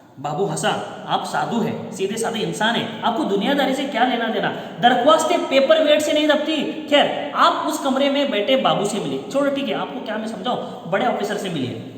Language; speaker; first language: Hindi; non-native, local second language; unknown